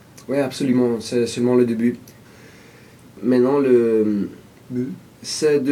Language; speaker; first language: French; non-native, fluent; Italian